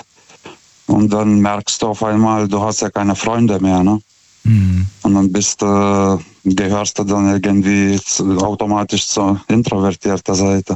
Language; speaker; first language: German; non-native, fluent; Lithuanian